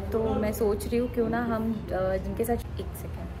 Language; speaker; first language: Hindi; non-native, local second language; Marathi